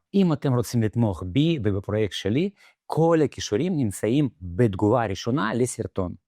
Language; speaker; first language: Hebrew; non-native, fluent; Russian